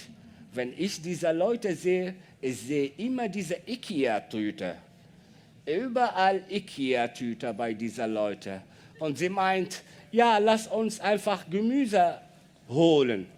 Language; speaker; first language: German; non-native, learner; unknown